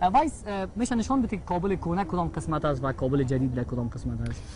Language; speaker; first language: Persian; native; Persian